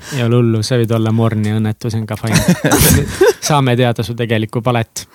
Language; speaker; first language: Estonian; native; Estonian